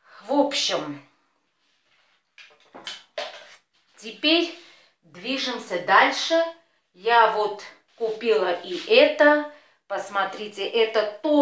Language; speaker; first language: Russian; non-native, fluent; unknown